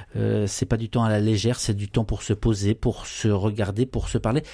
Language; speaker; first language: French; native; French